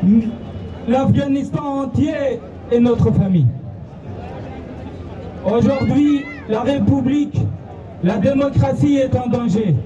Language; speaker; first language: French; non-native, fluent; Persian